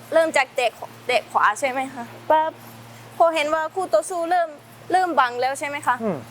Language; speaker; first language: Thai; non-native, fluent; Estonian